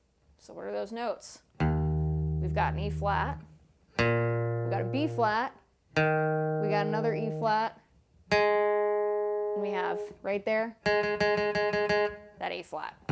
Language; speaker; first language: English; native; English